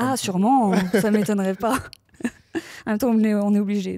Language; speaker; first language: French; native; French